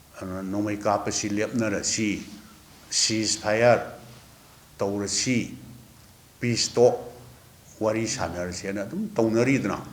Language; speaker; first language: Manipuri; native; Manipuri